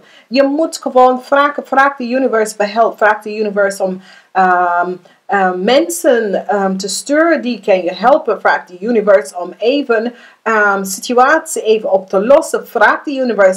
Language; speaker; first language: Dutch; non-native, learner; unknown